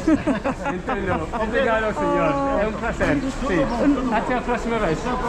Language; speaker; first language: Portuguese; non-native, learner; English